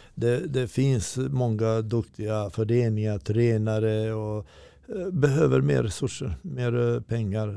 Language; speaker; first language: Swedish; non-native, learner; Bosnian